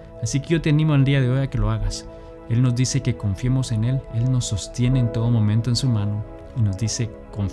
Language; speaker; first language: Spanish; native; Spanish